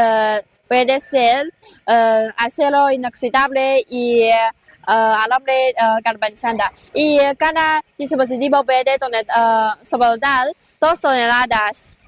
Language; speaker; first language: Spanish; non-native, learner; Chinese